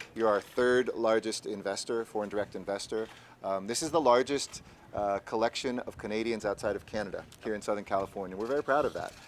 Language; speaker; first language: English; native; English